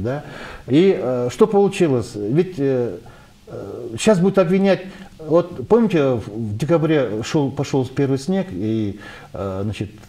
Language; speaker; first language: Russian; non-native, local second language; Kyrgyz